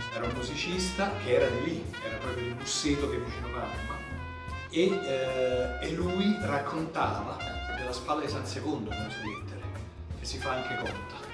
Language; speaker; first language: Italian; native; Italian